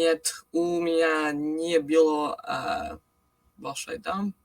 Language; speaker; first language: Russian; non-native, learner; English